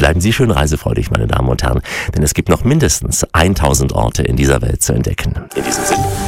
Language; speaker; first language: German; native; German